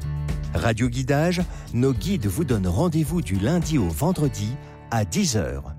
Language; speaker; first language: French; native; French